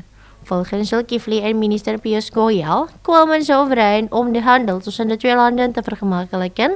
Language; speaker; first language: Dutch; non-native, fluent; Indonesian